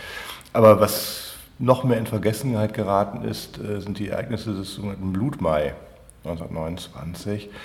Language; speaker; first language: German; native; German